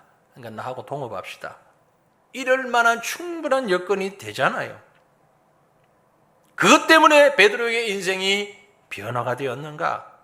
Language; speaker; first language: Korean; native; Korean